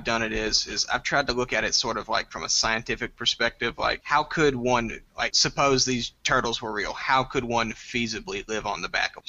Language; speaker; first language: English; native; English